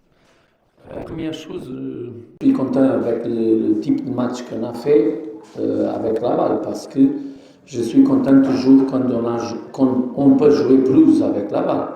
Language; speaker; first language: French; non-native, fluent; Portuguese